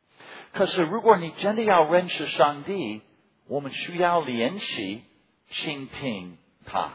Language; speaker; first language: Chinese; non-native, fluent; English